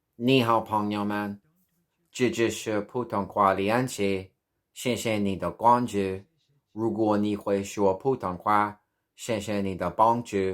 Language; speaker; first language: Chinese; non-native, learner; English